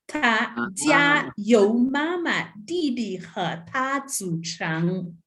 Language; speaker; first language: Chinese; non-native, learner; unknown